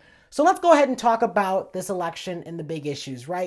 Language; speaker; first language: English; native; English